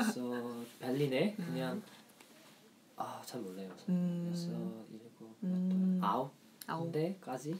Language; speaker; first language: Korean; non-native, learner; German